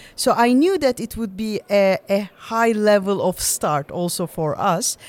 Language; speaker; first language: English; non-native, fluent; Turkish